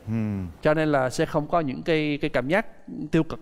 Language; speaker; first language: Vietnamese; non-native, fluent; English